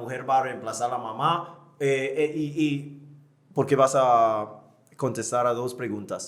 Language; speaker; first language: Spanish; non-native, fluent; English